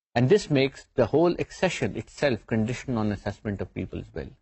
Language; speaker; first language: English; non-native, local second language; Urdu